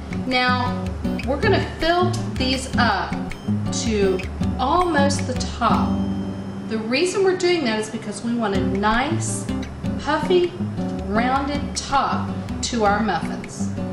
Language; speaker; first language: English; native; English